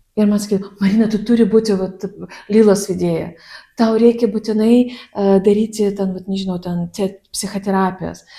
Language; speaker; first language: Lithuanian; non-native, fluent; Russian